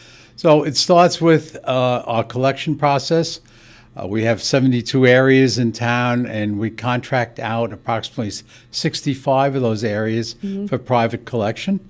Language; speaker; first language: English; native; English